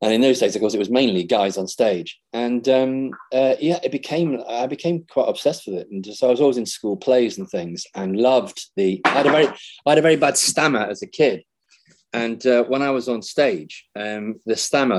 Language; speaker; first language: English; native; English